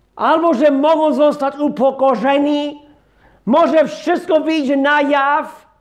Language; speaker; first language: Polish; non-native, fluent; English